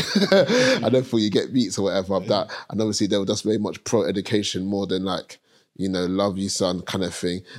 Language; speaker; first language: English; native; English